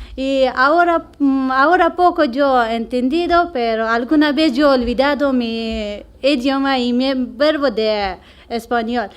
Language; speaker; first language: Spanish; non-native, learner; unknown